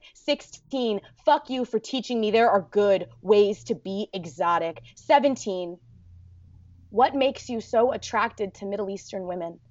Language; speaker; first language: English; early bilingual, other home language; Arabic